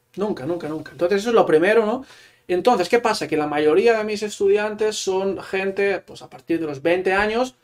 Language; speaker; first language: Spanish; non-native, local second language; Catalan